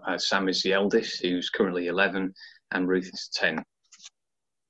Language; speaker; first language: English; native; English